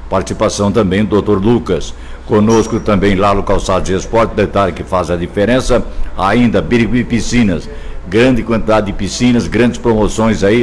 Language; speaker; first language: Portuguese; native; Portuguese